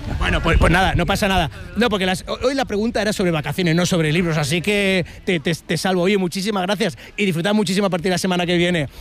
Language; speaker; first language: Spanish; native; Spanish